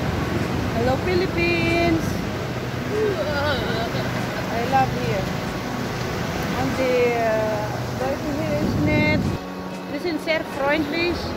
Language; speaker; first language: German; non-native, learner; Filipino